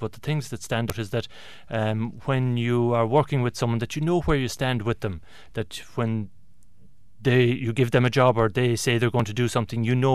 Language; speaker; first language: English; native; English